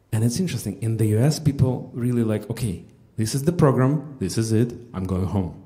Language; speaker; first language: English; non-native, fluent; Russian